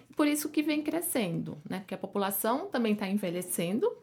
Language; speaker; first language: Portuguese; native; Portuguese